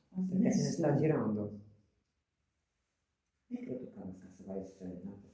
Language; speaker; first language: Italian; native; Italian